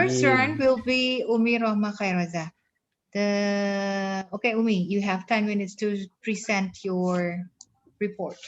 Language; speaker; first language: English; non-native, fluent; Indonesian